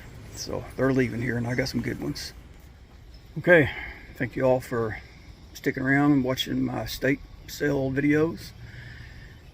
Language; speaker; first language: English; native; English